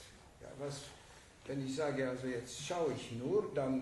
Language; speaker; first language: German; non-native, fluent; Hungarian